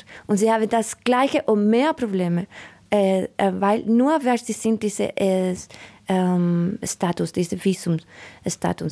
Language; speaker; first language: German; non-native, learner; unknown